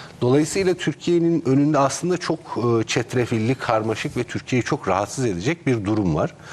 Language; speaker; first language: Turkish; native; Turkish